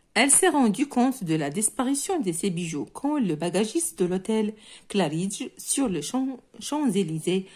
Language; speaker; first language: French; non-native, local second language; Arabic